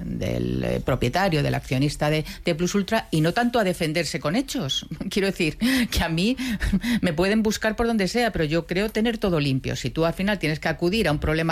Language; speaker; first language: Spanish; native; Spanish